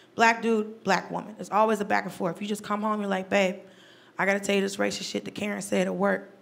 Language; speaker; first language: English; native; English